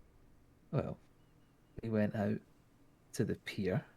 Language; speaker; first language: English; native; English